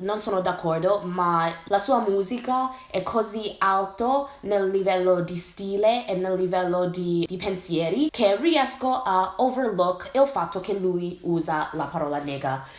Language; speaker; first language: Italian; non-native, fluent; English